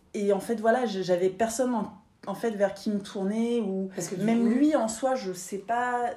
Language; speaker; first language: French; native; French